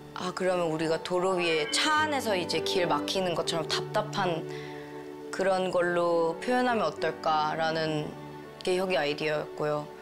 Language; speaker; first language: Korean; native; Korean